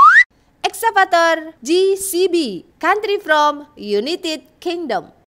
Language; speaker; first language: English; non-native, learner; Indonesian